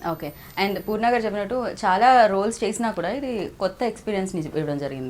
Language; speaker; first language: Telugu; native; Telugu